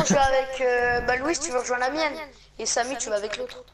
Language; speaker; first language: French; native; French